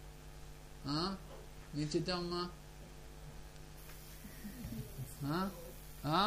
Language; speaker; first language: Chinese; non-native, fluent; English